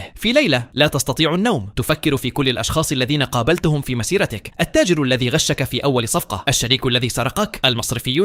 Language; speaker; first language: Arabic; native; Arabic